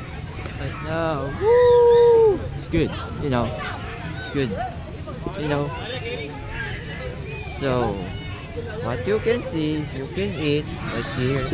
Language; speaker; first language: English; non-native, local second language; Filipino